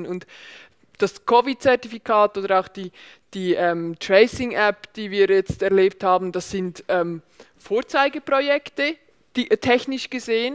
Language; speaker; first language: German; native; German